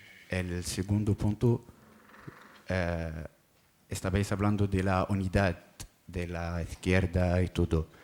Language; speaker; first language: Spanish; non-native, learner; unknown